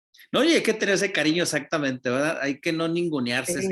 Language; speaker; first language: Spanish; native; Spanish